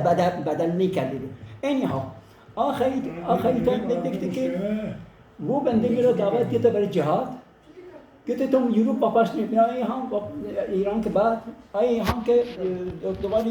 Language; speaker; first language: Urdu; non-native, learner; Persian